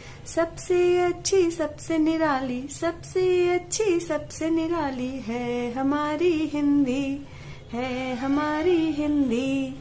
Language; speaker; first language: Hindi; native; Hindi